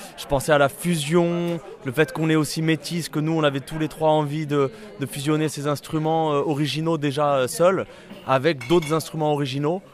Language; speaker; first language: French; native; French